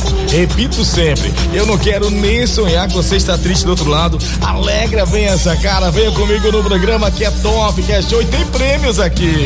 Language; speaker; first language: Portuguese; native; Portuguese